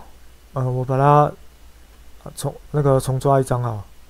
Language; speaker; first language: Chinese; native; Chinese